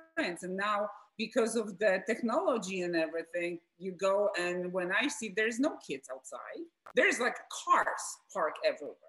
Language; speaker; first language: English; non-native, fluent; Polish